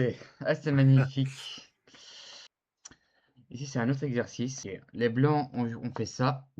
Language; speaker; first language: French; native; French